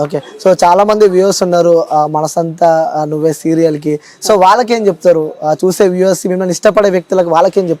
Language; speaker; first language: Telugu; native; Telugu